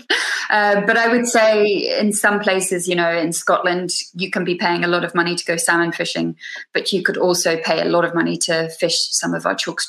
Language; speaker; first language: English; native; English